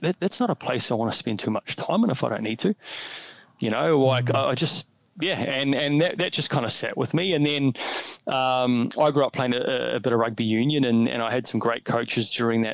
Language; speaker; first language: English; native; English